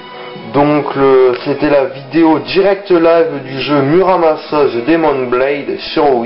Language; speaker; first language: French; native; French